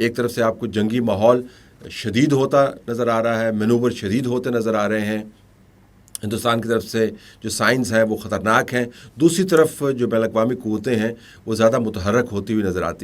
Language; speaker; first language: Urdu; native; Urdu